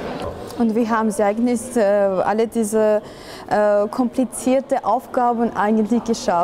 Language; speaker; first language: German; non-native, fluent; Armenian